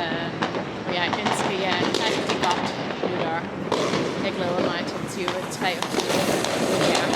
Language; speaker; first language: Danish; non-native, fluent; English